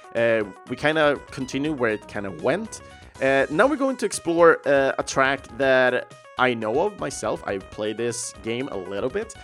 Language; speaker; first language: English; non-native, fluent; Swedish